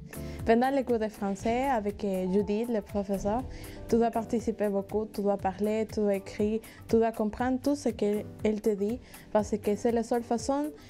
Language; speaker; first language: French; non-native, fluent; Spanish